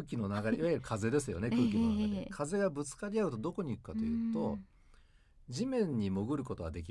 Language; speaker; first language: Japanese; native; Japanese